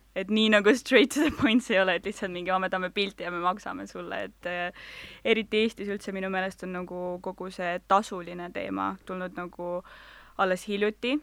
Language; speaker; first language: Estonian; non-native, local second language; Russian